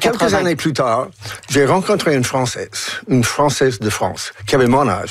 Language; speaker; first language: French; non-native, local second language; English